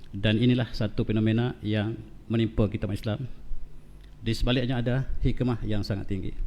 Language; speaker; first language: Malay; native; Malay